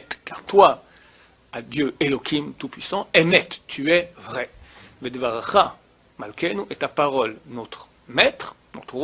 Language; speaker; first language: French; native; French